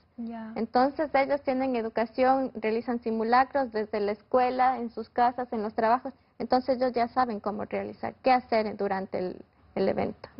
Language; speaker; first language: Spanish; native; Spanish